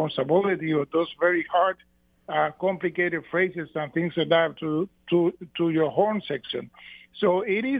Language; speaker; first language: English; non-native, fluent; Spanish